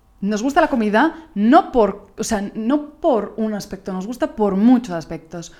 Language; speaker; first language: Spanish; non-native, fluent; Italian